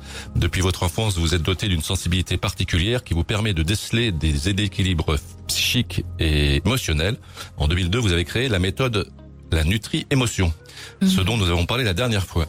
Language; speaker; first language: French; native; French